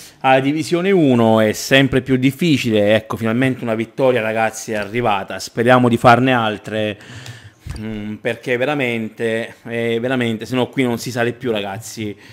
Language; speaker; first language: Italian; native; Italian